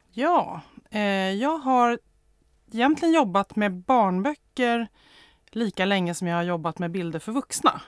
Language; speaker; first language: Swedish; native; Swedish